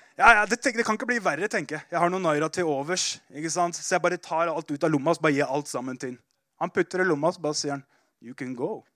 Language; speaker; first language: Norwegian; native; Norwegian